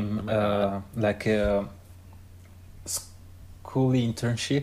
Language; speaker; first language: English; non-native, fluent; Italian